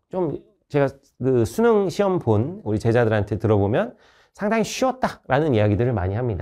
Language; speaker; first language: Korean; native; Korean